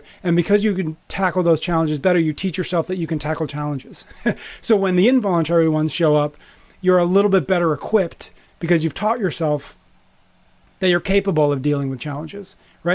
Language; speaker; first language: English; native; English